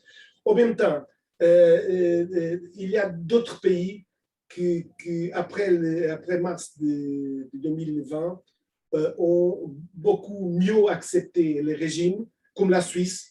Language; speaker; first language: French; non-native, fluent; Portuguese